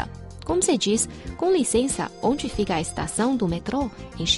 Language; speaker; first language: Portuguese; non-native, fluent; Chinese